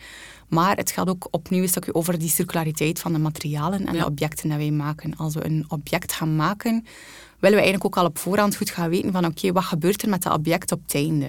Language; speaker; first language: Dutch; native; Dutch